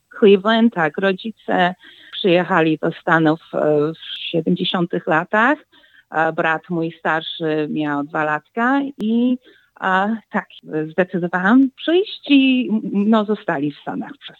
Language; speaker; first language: Polish; early bilingual, heritage; Polish